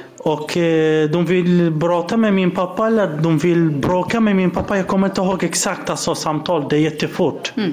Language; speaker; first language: Swedish; non-native, learner; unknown